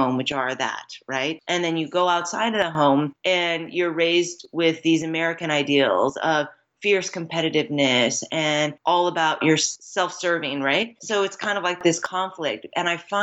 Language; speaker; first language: English; native; English